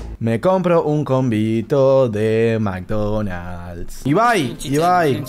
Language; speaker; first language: Spanish; early bilingual, other home language; Chinese